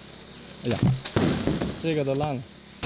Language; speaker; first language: Chinese; native; Chinese